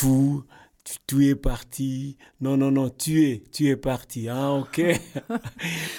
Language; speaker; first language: French; non-native, local second language; Lingala